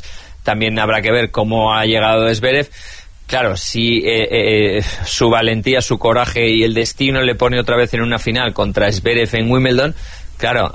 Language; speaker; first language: Spanish; native; Spanish